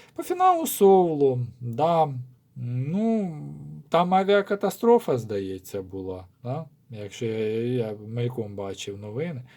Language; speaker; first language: Ukrainian; non-native, local second language; Russian